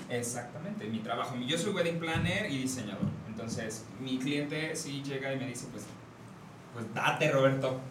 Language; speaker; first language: Spanish; native; Spanish